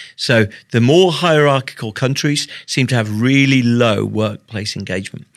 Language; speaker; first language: English; native; English